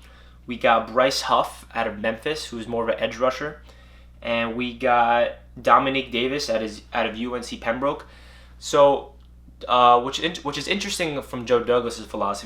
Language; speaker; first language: English; native; English